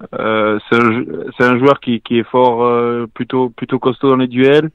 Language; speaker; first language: French; native; French